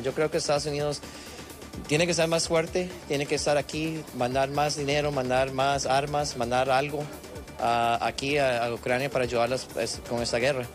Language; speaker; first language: Spanish; early bilingual, heritage; Spanish